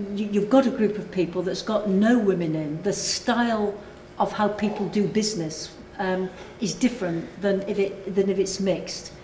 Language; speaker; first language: English; native; English